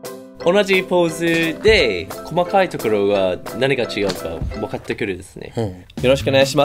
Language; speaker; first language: Japanese; non-native, learner; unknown